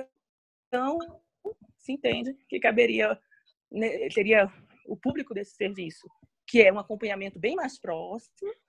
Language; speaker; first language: Portuguese; native; Portuguese